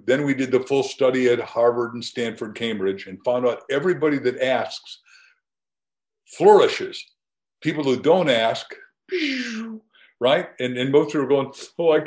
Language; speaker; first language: English; native; English